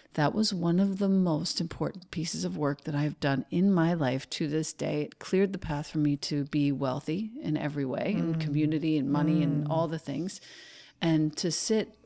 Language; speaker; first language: English; native; English